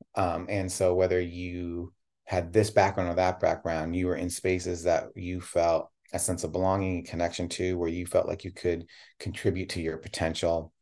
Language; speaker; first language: English; native; English